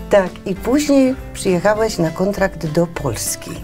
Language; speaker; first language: Polish; native; Polish